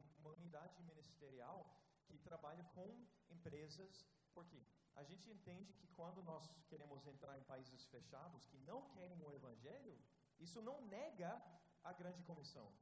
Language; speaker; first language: Portuguese; non-native, fluent; English